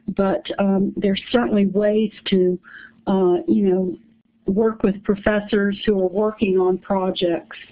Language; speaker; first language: English; native; English